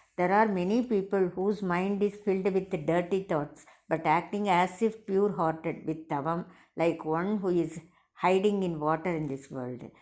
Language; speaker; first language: English; non-native, local second language; Tamil